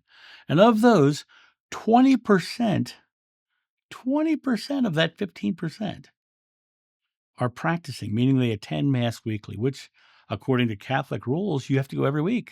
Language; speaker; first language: English; native; English